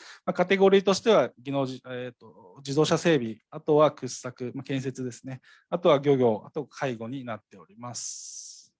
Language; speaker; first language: Japanese; native; Japanese